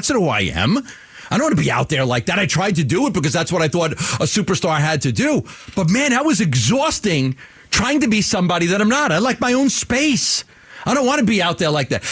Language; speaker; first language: English; native; English